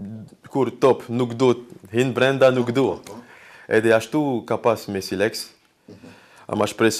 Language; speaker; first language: Albanian; non-native, learner; French